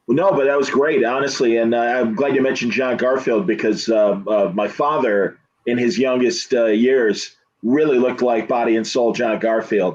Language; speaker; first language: English; native; English